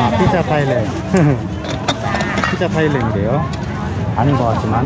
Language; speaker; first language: Thai; non-native, learner; Korean